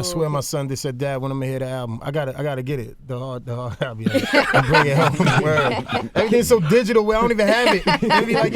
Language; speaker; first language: English; native; English